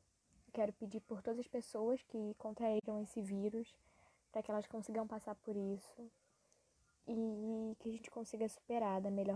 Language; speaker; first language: Portuguese; native; Portuguese